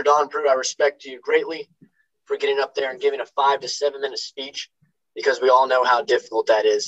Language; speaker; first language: English; native; English